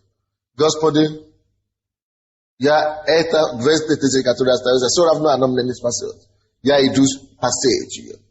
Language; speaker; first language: Russian; non-native, fluent; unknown